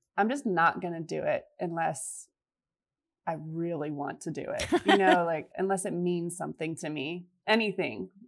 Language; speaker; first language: English; native; English